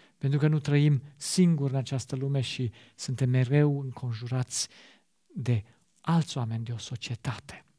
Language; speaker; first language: Romanian; non-native, fluent; German